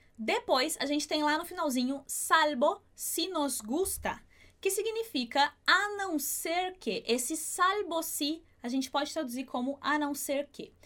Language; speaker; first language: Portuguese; native; Portuguese